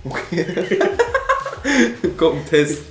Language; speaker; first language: German; native; German